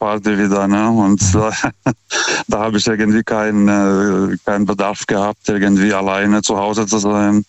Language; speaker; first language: German; non-native, fluent; Lithuanian